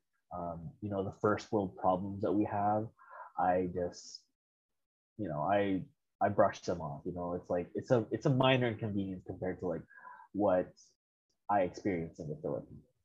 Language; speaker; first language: English; early bilingual, other home language; Filipino